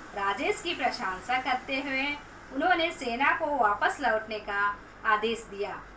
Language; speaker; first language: Hindi; non-native, local second language; Telugu